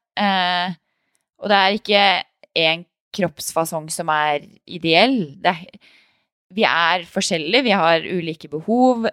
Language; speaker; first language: Norwegian; native; Norwegian